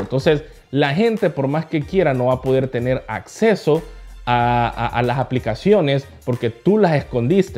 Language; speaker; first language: Spanish; native; Spanish